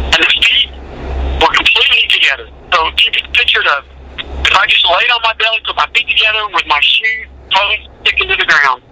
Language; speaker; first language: English; native; English